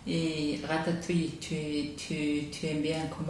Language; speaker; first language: French; non-native, fluent; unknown